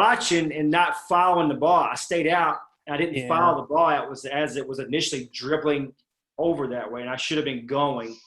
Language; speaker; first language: English; native; English